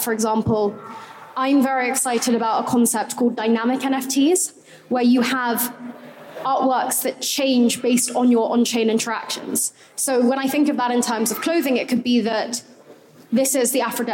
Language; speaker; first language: English; native; English